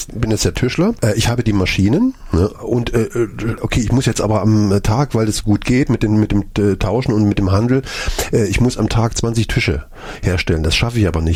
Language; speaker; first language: German; native; German